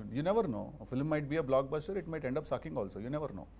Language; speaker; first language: English; non-native, local second language; Telugu